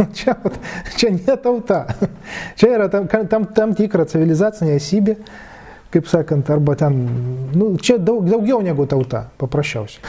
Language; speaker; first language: Lithuanian; non-native, local second language; Russian